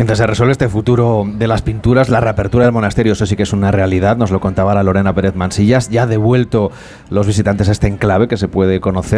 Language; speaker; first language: Spanish; native; Spanish